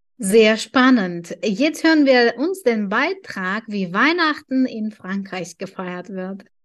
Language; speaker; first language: German; non-native, fluent; Tajik